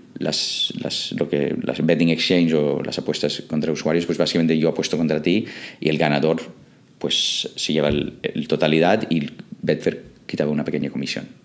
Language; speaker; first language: Spanish; non-native, fluent; English